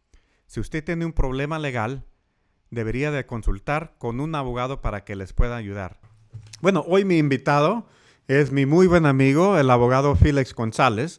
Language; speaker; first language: Spanish; early bilingual, heritage; English